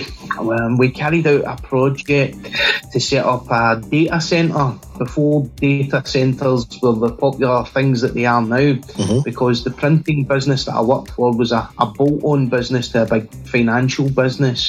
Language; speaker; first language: English; native; English